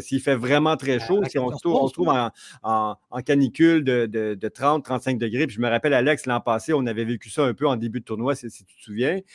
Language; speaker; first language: French; native; French